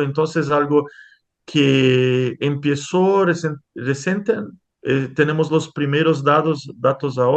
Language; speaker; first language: Spanish; non-native, fluent; Portuguese